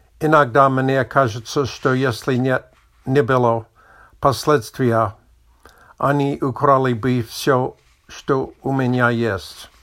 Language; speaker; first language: Russian; non-native, learner; English